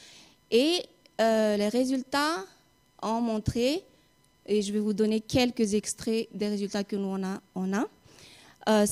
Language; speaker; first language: French; non-native, local second language; Malagasy